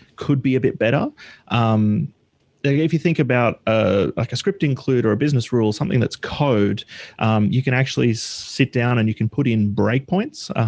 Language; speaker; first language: English; native; English